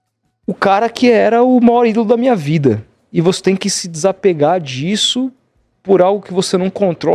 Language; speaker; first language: Portuguese; native; Portuguese